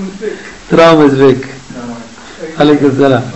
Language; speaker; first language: German; non-native, fluent; Arabic